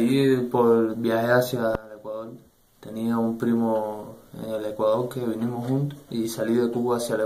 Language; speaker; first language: Spanish; native; Spanish